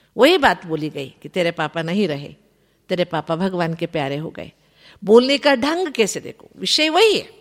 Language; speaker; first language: Hindi; non-native, local second language; Kannada